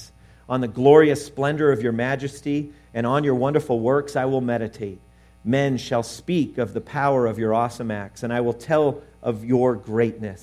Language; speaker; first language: English; native; English